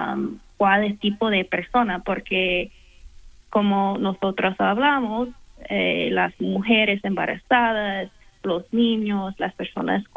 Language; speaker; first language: Spanish; non-native, fluent; English